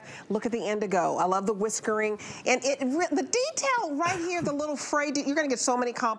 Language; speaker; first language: English; native; English